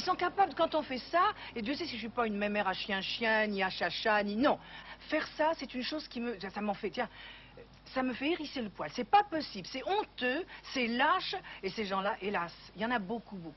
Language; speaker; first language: French; native; French